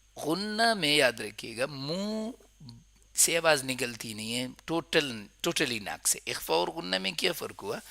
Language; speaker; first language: Urdu; non-native, local second language; Pashto